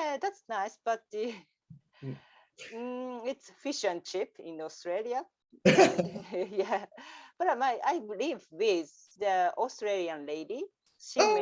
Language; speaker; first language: English; non-native, learner; Japanese